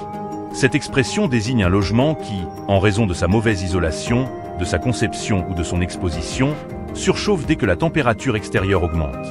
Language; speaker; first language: French; native; French